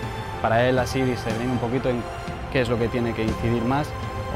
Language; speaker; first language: Spanish; native; Spanish